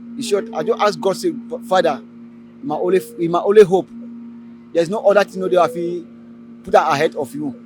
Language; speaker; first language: Nigerian Pidgin; native; Nigerian Pidgin